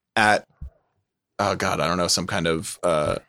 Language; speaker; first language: English; native; English